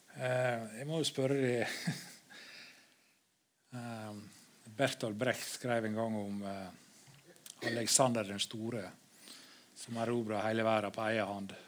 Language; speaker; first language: Norwegian; native; Norwegian